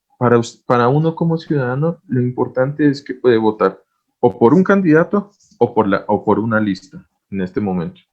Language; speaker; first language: Spanish; native; Spanish